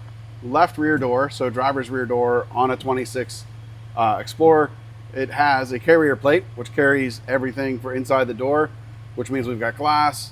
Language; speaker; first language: English; native; English